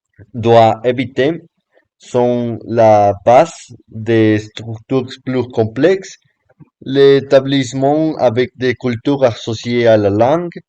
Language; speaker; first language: French; non-native, learner; Spanish